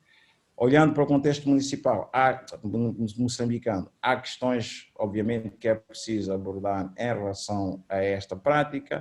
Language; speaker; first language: Portuguese; native; Portuguese